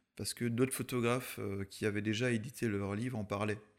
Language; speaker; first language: French; native; French